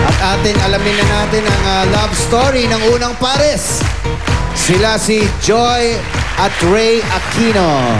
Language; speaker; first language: Filipino; native; Filipino